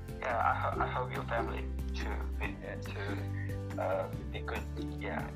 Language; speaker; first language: English; non-native, learner; Korean